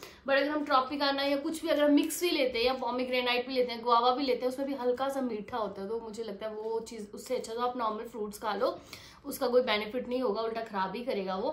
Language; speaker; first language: Hindi; native; Hindi